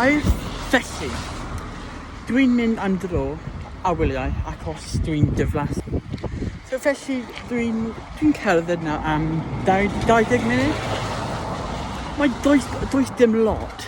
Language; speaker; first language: Welsh; non-native, learner; English